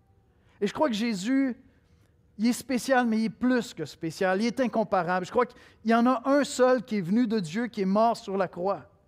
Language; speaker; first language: French; native; French